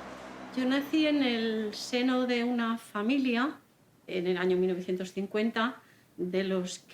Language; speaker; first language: Spanish; native; Spanish